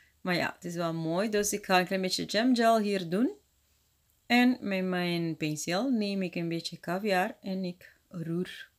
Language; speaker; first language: Dutch; non-native, fluent; Spanish